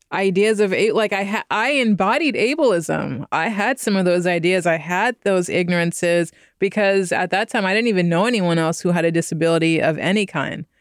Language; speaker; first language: English; native; English